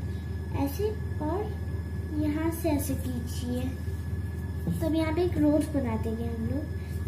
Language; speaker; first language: Hindi; native; Hindi